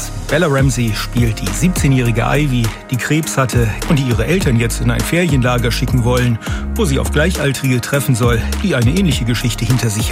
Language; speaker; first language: German; native; German